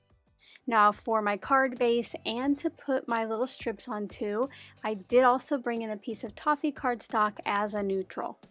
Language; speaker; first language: English; native; English